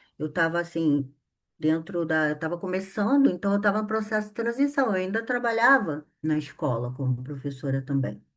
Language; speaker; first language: Portuguese; native; Portuguese